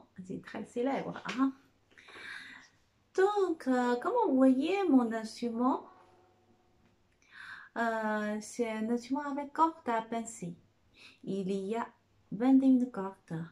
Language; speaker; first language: French; non-native, fluent; Chinese